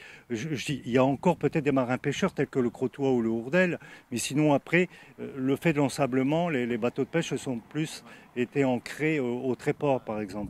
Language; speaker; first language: French; native; French